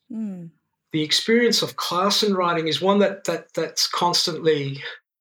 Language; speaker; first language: English; non-native, local second language; Greek